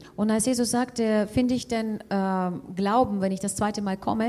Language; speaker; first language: German; non-native, fluent; Russian